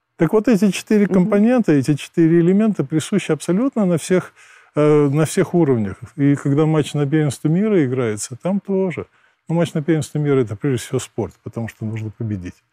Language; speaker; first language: Russian; native; Russian